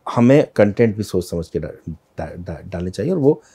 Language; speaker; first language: Hindi; native; Hindi